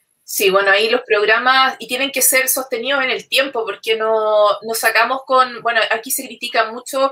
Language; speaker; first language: Spanish; native; Spanish